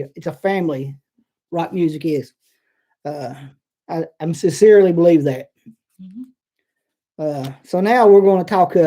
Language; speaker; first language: English; native; English